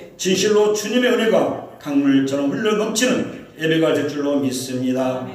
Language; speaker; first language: Korean; native; Korean